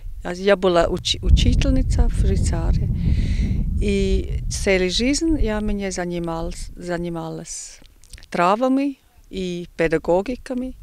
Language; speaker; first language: Ukrainian; non-native, learner; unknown